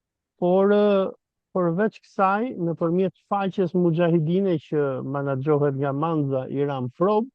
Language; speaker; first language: Albanian; native; Albanian